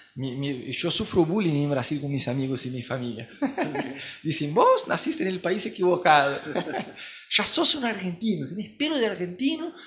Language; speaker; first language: Spanish; non-native, fluent; Portuguese